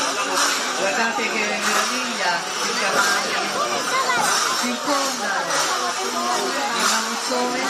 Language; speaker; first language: Italian; native; Italian